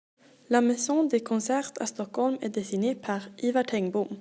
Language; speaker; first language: French; non-native, learner; Swedish